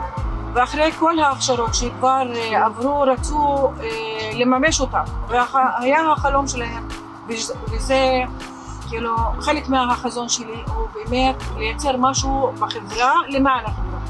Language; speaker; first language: Hebrew; non-native, local second language; Arabic